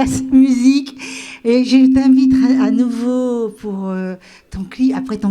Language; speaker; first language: French; native; French